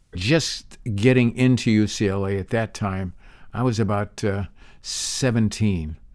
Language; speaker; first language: English; native; English